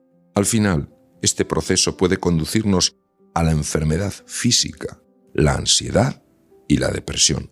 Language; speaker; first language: Spanish; native; Spanish